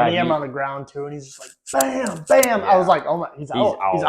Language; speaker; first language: English; native; English